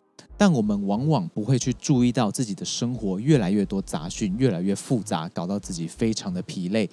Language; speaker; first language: Chinese; native; Chinese